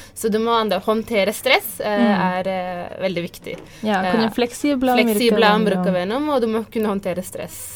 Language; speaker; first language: Norwegian; early bilingual, other home language; Tamil